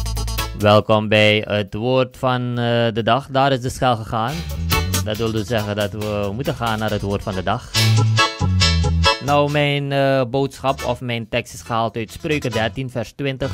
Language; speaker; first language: Dutch; native; Dutch